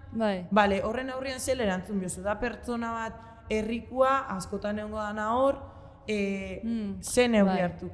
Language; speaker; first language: Basque; native; Basque